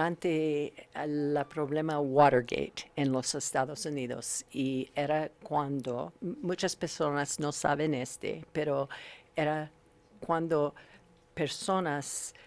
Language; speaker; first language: Spanish; non-native, learner; English